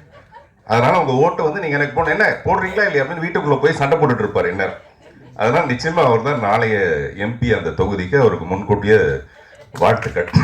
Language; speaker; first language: Tamil; native; Tamil